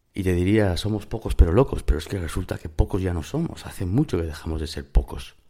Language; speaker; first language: Spanish; native; Spanish